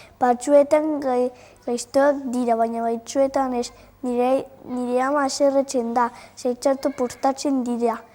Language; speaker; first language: Basque; non-native, local second language; Spanish